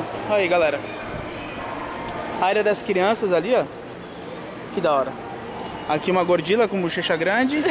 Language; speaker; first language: Portuguese; native; Portuguese